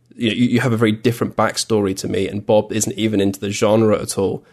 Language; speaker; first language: English; native; English